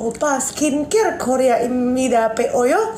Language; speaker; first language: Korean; non-native, learner; Indonesian